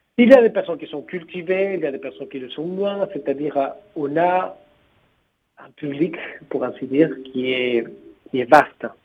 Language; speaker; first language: French; non-native, fluent; Spanish